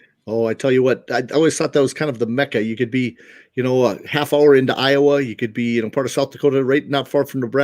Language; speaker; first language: English; native; English